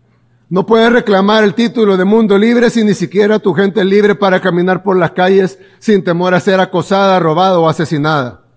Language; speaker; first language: Spanish; native; Spanish